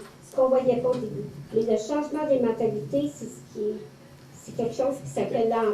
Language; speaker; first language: French; native; French